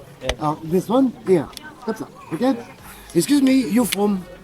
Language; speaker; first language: English; non-native, learner; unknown